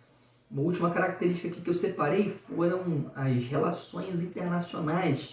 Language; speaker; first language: Portuguese; native; Portuguese